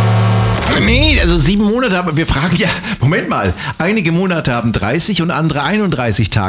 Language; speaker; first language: German; native; German